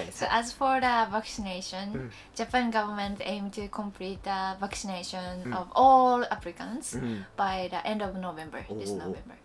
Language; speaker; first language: English; non-native, learner; Japanese